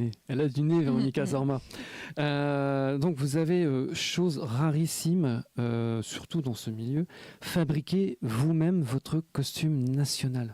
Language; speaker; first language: French; native; French